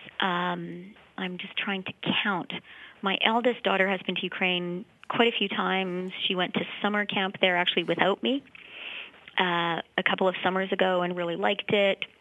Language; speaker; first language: English; early bilingual, other home language; Ukrainian